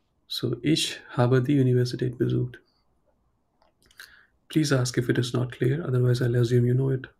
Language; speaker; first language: German; non-native, fluent; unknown